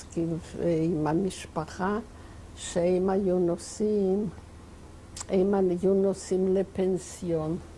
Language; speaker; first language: Hebrew; non-native, fluent; Yiddish